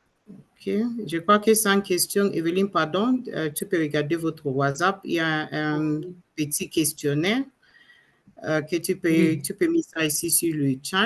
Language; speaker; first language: French; non-native, learner; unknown